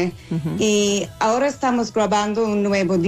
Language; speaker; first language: Spanish; non-native, fluent; English